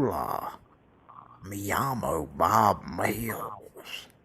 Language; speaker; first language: Spanish; non-native, learner; English